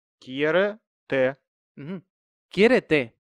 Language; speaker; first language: Spanish; non-native, fluent; Russian